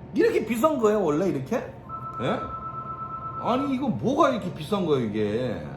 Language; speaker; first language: Korean; native; Korean